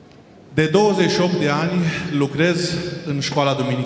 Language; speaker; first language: Romanian; non-native, fluent; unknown